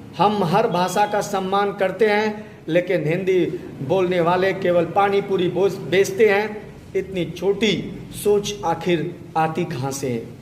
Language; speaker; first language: Hindi; native; Hindi